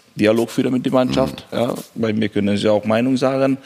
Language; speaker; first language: German; non-native, fluent; Hungarian